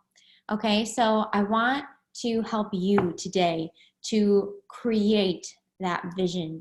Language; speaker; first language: English; native; English